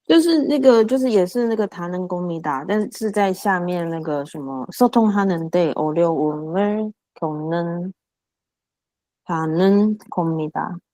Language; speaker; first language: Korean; non-native, learner; Chinese